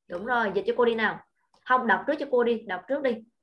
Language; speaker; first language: Vietnamese; native; Vietnamese